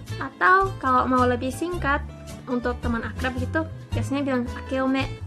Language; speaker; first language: Indonesian; early bilingual, heritage; Indonesian